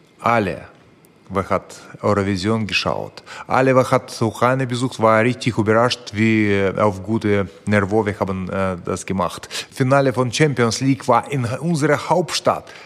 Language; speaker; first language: German; non-native, fluent; Russian